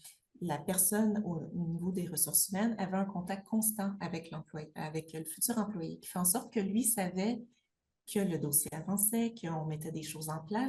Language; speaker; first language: French; native; French